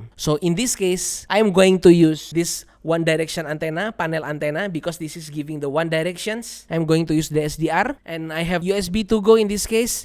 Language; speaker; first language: English; non-native, learner; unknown